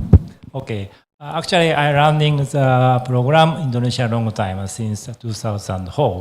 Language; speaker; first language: English; non-native, learner; Japanese